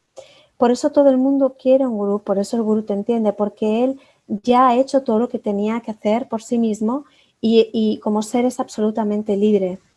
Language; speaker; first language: Spanish; native; Spanish